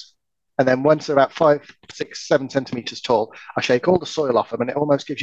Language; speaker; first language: English; native; English